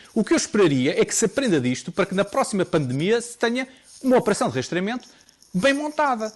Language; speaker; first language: Portuguese; native; Portuguese